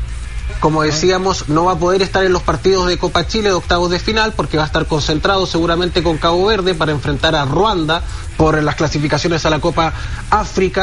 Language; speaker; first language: Spanish; native; Spanish